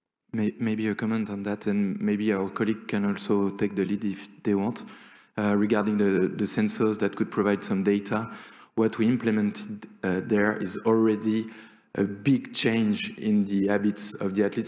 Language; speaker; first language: English; non-native, fluent; French